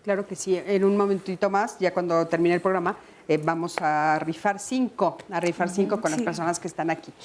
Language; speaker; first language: Spanish; native; Spanish